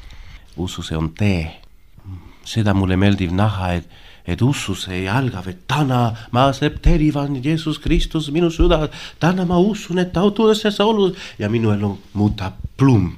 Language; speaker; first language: Estonian; non-native, learner; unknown